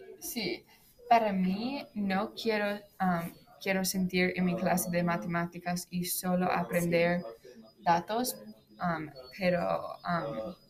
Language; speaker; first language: Spanish; non-native, learner; English